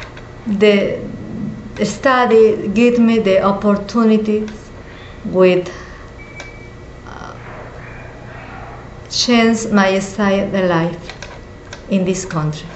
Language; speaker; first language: English; non-native, learner; Spanish